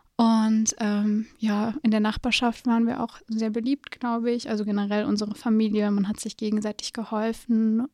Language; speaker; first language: German; native; German